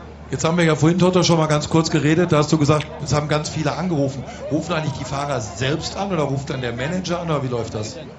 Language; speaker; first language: German; native; German